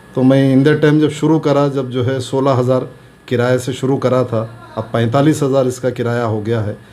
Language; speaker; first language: Urdu; native; Urdu